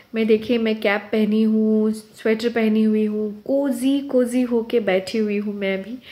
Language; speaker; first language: Hindi; non-native, local second language; Urdu